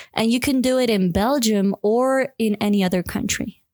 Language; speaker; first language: English; non-native, fluent; Dutch